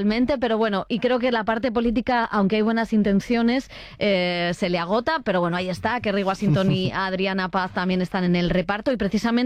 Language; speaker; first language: Spanish; native; Spanish